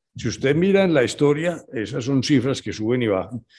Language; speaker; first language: Spanish; native; Spanish